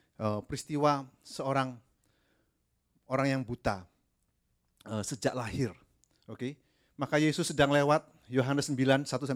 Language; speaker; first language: Indonesian; native; Indonesian